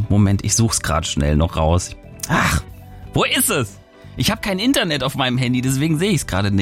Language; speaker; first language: German; native; German